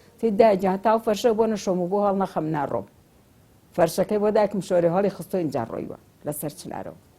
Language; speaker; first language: Central Kurdish; native; Central Kurdish